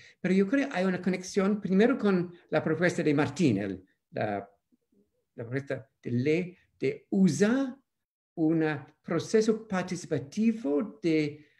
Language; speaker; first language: Spanish; non-native, fluent; English